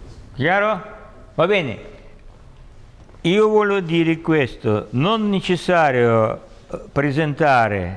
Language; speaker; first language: Italian; non-native, learner; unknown